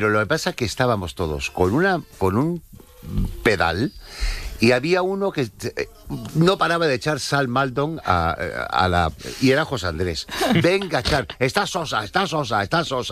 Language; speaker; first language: Spanish; native; Spanish